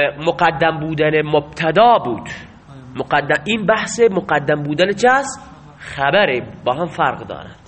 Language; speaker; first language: Persian; non-native, local second language; Baluchi